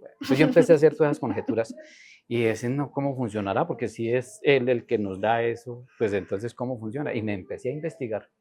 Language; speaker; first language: Spanish; native; Spanish